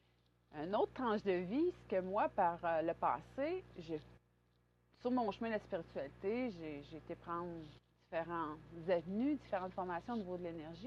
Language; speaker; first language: French; native; French